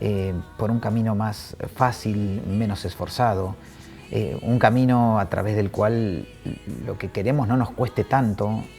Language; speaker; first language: Spanish; native; Spanish